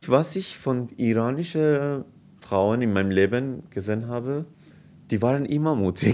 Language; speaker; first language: German; non-native, fluent; Persian